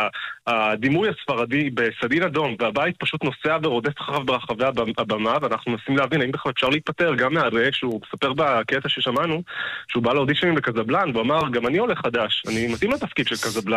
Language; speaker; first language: Hebrew; native; Hebrew